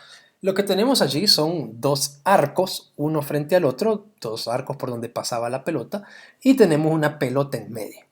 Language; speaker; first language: Spanish; native; Spanish